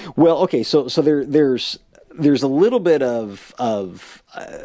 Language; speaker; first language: English; native; English